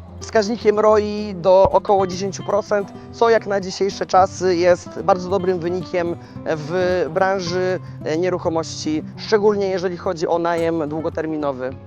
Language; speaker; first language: Polish; native; Polish